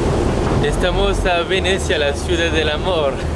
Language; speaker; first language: Spanish; non-native, fluent; French